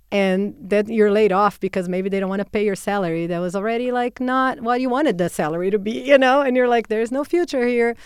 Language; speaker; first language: English; non-native, fluent; Portuguese